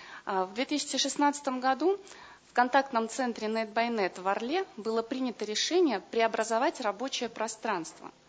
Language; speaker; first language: Russian; native; Russian